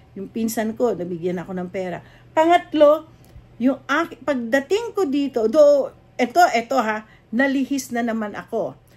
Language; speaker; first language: Filipino; native; Filipino